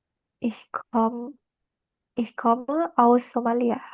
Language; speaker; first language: German; non-native, learner; Indonesian